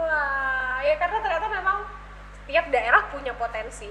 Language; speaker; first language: Indonesian; native; Indonesian